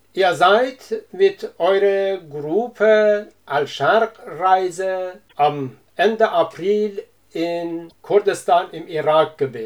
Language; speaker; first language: German; non-native, learner; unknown